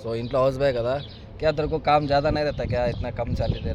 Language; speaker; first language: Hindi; non-native, local second language; Telugu